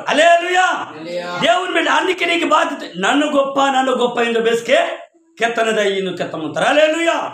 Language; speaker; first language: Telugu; non-native, local second language; Koya